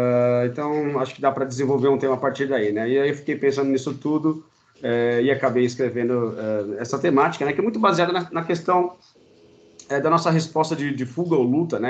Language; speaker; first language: Portuguese; native; Portuguese